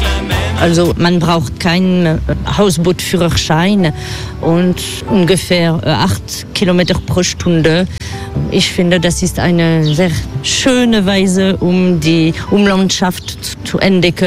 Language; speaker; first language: German; non-native, fluent; French